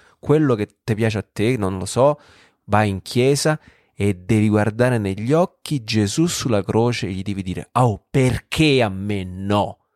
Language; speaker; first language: Italian; native; Italian